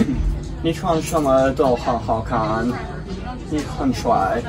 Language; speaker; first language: Chinese; non-native, learner; English